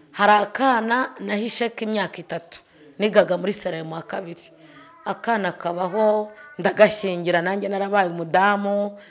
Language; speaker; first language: Kinyarwanda; native; Kinyarwanda